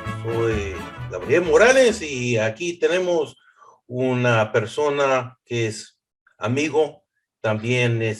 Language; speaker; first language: Spanish; early bilingual, heritage; English